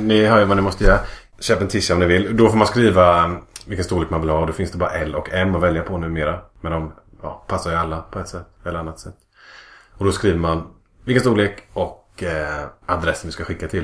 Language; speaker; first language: Swedish; native; Swedish